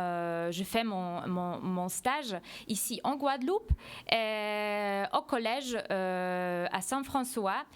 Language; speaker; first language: French; non-native, fluent; Polish